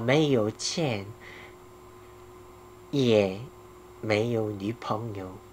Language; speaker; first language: Chinese; non-native, learner; Korean